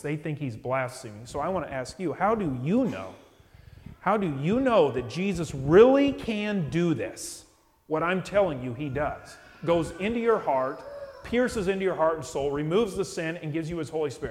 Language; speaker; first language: English; native; English